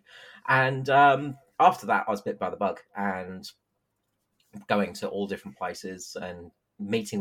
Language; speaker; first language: English; native; English